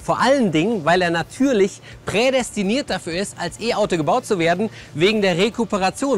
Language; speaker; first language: German; native; German